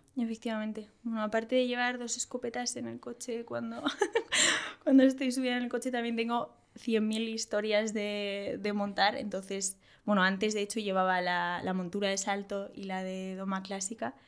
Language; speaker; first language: Spanish; native; Spanish